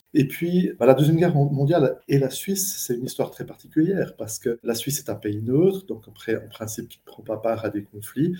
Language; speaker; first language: French; native; French